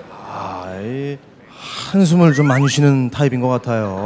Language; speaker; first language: Korean; native; Korean